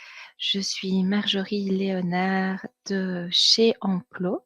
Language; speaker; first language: French; native; French